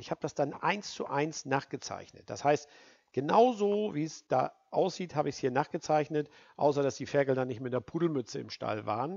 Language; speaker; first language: German; native; German